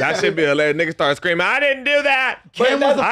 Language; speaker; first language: English; native; English